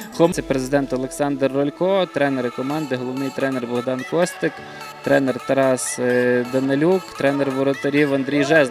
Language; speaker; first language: Ukrainian; native; Ukrainian